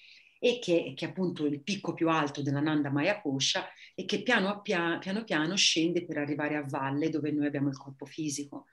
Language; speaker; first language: Italian; native; Italian